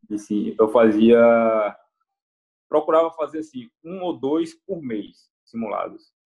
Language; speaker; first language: Portuguese; native; Portuguese